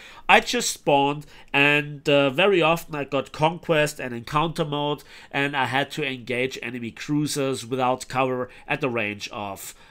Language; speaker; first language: English; non-native, fluent; German